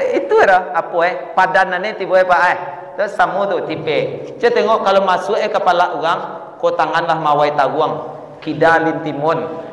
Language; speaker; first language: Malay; non-native, local second language; Minangkabau